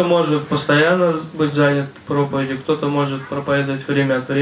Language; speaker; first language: Russian; native; Russian